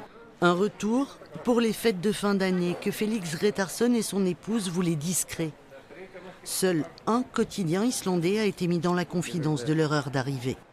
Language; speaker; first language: French; native; French